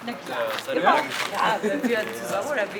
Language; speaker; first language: German; native; German